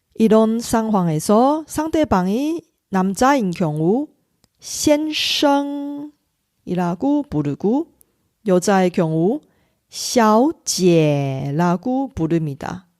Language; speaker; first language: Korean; non-native, fluent; Chinese